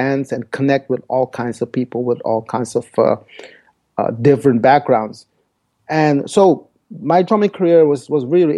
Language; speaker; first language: English; non-native, fluent; Dutch